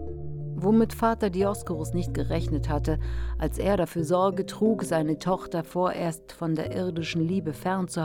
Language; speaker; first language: German; native; German